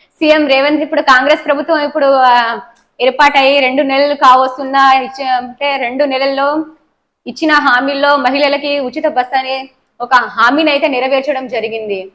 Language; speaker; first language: Telugu; non-native, local second language; Lambadi